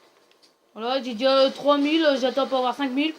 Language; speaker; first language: French; native; French